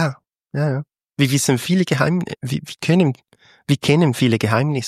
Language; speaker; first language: German; non-native, fluent; Spanish